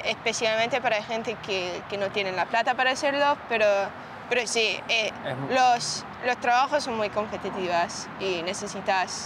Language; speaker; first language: Spanish; early bilingual, heritage; Spanish